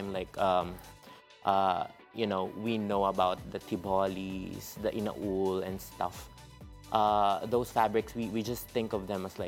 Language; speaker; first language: English; non-native, local second language; Cebuano